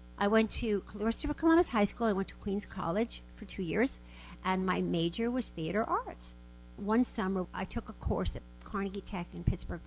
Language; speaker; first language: English; early bilingual, other home language; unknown